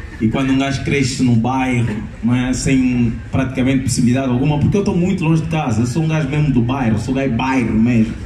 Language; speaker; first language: Portuguese; native; Portuguese